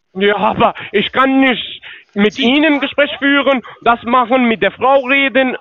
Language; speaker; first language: German; non-native, learner; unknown